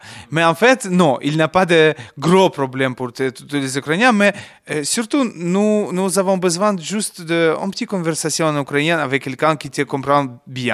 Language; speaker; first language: French; non-native, learner; Ukrainian